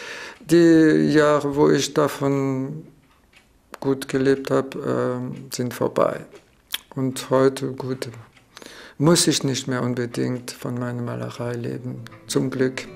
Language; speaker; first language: German; non-native, fluent; French